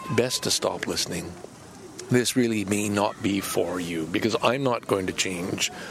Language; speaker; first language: English; native; English